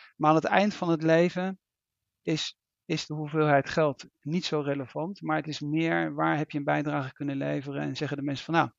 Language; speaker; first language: Dutch; native; Dutch